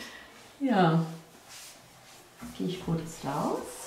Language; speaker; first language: German; non-native, fluent; Russian